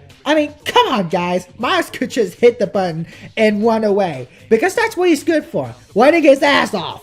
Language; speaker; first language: English; native; English